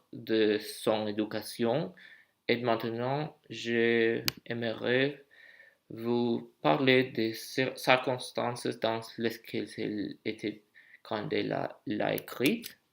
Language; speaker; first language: French; non-native, learner; English